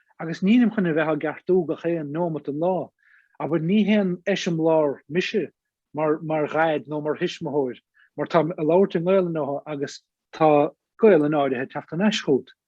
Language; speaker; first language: Irish; native; Irish